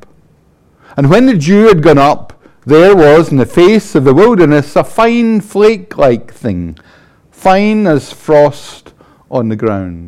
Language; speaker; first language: English; native; English